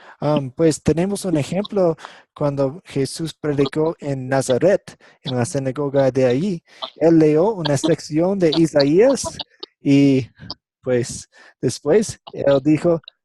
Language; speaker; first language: Spanish; non-native, fluent; English